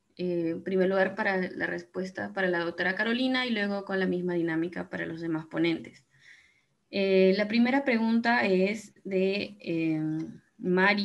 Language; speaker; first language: Spanish; native; Spanish